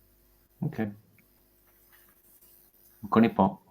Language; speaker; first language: French; non-native, learner; English